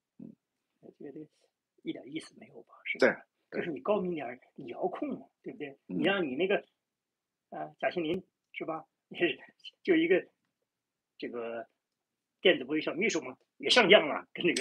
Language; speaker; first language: Chinese; native; Chinese